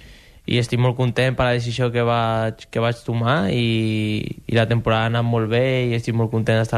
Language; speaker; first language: Catalan; non-native, local second language; Spanish